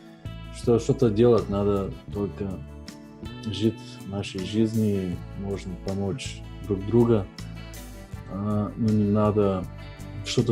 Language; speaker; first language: Russian; non-native, learner; Bulgarian